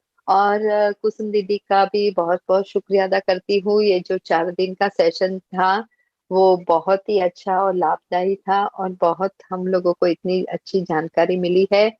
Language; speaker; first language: Hindi; non-native, local second language; Gujarati